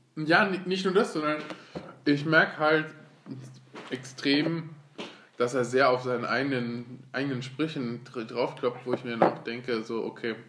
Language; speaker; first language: German; early bilingual, other home language; Turkish